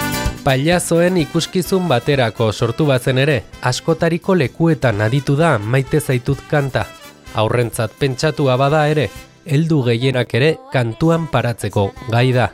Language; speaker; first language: Basque; native; Basque